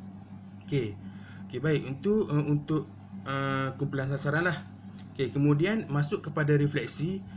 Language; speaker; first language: Malay; native; Malay